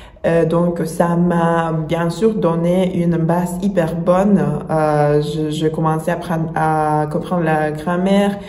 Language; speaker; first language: French; non-native, fluent; Spanish